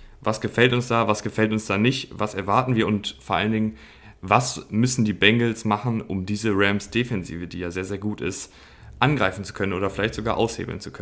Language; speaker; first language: German; native; German